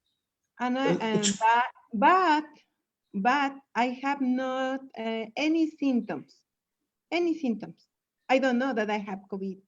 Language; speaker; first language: English; non-native, learner; Spanish